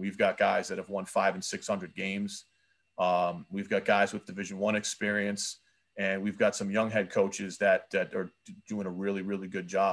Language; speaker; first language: English; native; English